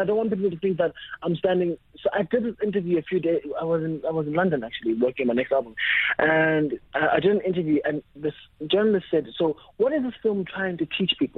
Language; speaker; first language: English; non-native, local second language; Xhosa